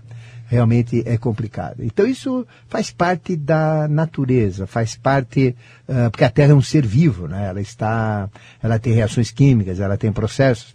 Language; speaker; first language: Portuguese; native; Portuguese